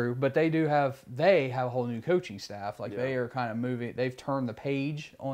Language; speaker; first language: English; native; English